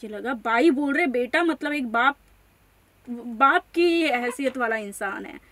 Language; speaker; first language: Hindi; non-native, local second language; Marathi